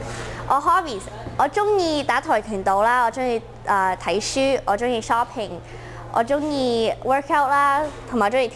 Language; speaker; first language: Cantonese; early bilingual, heritage; Cantonese